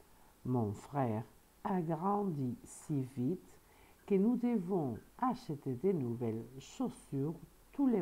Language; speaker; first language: French; non-native, fluent; Spanish